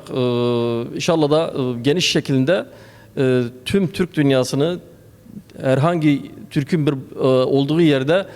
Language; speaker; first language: Turkish; early bilingual, heritage; Arabic